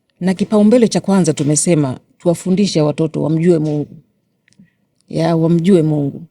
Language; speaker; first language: Swahili; native; Swahili